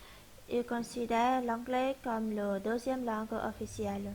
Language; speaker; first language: French; non-native, learner; Vietnamese